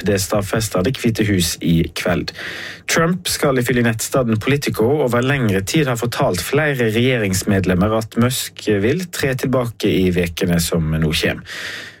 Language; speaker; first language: Norwegian; native; Norwegian